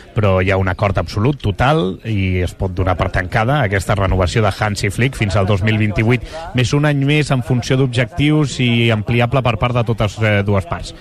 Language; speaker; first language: Catalan; native; Catalan